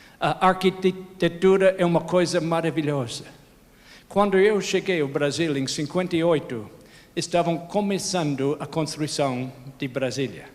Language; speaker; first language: Portuguese; non-native, fluent; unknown